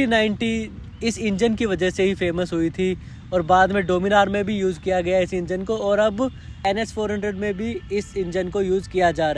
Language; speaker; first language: Hindi; native; Hindi